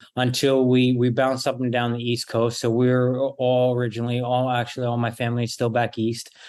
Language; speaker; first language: English; early bilingual, other home language; Italian